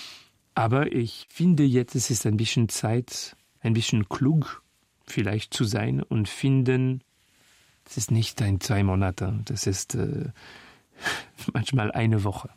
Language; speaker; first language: German; non-native, fluent; French